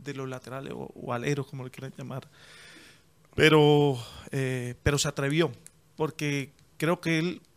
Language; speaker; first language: Spanish; native; Spanish